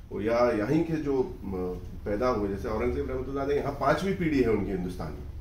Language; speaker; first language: Hindi; non-native, local second language; Urdu